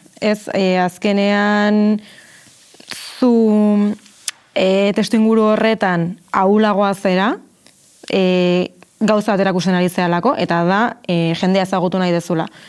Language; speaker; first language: Basque; native; Basque